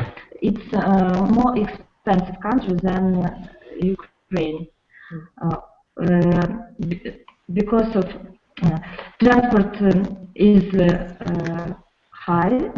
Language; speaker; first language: English; non-native, learner; Russian